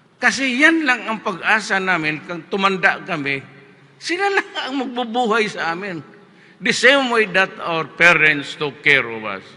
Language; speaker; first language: Filipino; non-native, local second language; Cebuano